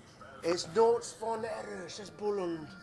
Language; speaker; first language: Hungarian; non-native, learner; English